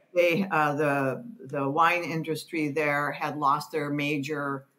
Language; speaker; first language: English; native; English